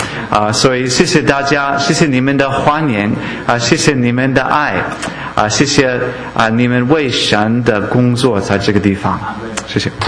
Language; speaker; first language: Chinese; non-native, fluent; English